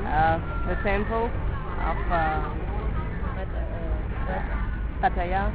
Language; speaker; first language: English; non-native, fluent; French